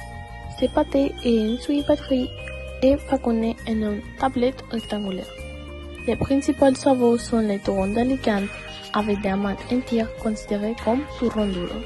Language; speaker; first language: French; non-native, learner; Russian